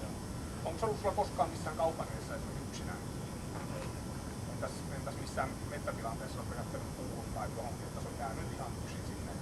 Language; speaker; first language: Finnish; native; Finnish